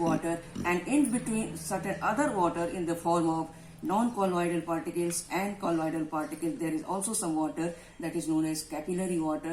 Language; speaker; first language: English; non-native, local second language; Hindi